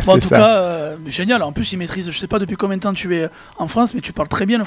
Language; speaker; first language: French; native; French